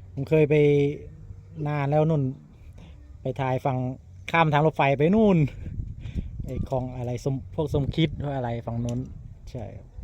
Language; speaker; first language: Thai; native; Thai